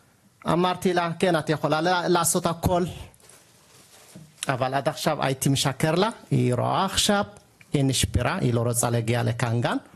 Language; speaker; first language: Hebrew; non-native, learner; Tigrinya